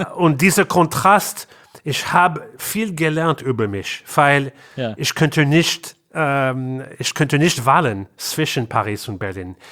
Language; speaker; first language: German; non-native, learner; English